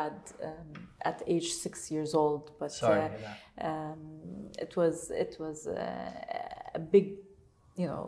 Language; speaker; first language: English; non-native, fluent; Arabic